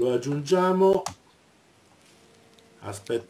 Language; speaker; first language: Italian; native; Italian